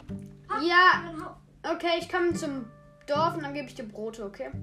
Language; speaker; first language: German; native; German